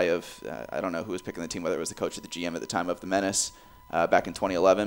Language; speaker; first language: English; native; English